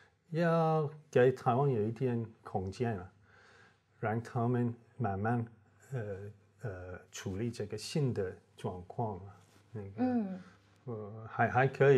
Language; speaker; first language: Chinese; non-native, fluent; English